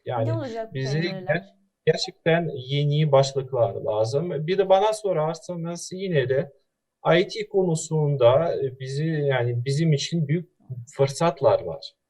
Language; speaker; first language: Turkish; non-native, fluent; Russian